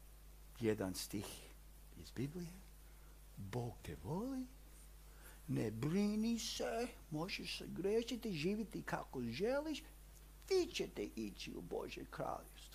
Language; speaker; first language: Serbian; early bilingual, heritage; Serbian